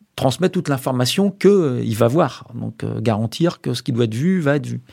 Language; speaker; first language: French; native; French